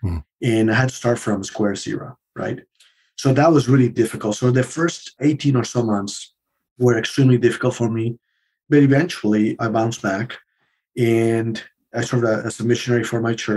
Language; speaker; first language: English; non-native, fluent; Spanish